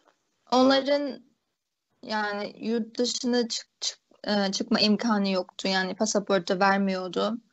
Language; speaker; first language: Turkish; early bilingual, other home language; Uyghur